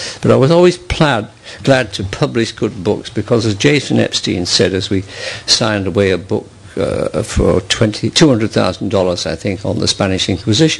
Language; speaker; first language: English; native; English